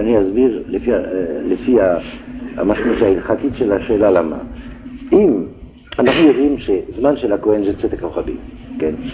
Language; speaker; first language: Hebrew; non-native, fluent; French